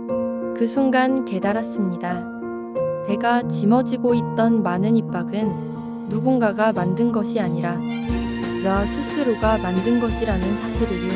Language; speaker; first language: Korean; non-native, fluent; Vietnamese